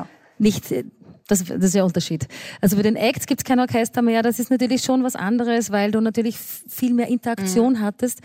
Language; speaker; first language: German; native; German